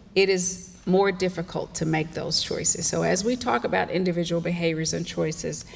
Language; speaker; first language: English; native; English